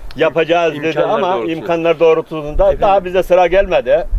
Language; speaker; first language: Turkish; native; Turkish